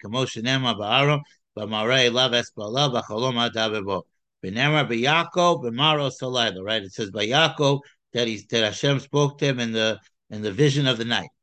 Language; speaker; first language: English; native; English